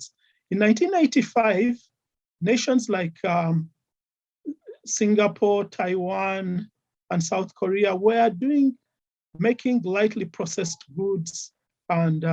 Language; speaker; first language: English; non-native, local second language; Ganda